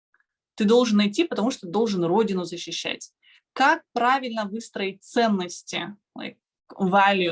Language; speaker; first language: Russian; native; Russian